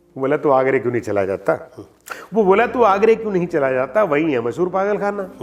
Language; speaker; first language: Hindi; non-native, local second language; Punjabi